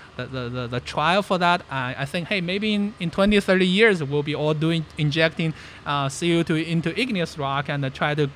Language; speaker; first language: English; non-native, fluent; Chinese